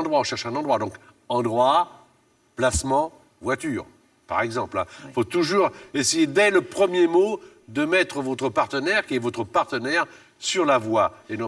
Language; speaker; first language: French; native; French